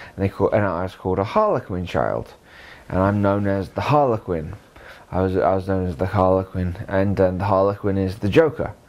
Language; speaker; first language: English; native; English